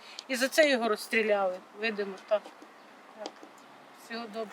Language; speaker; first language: Ukrainian; native; Ukrainian